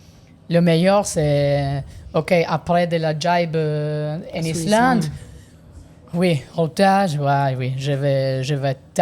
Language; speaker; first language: French; non-native, learner; Italian